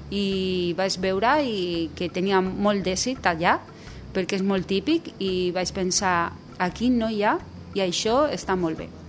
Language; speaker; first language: Catalan; non-native, local second language; Spanish